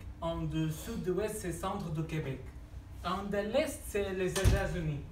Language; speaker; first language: French; non-native, learner; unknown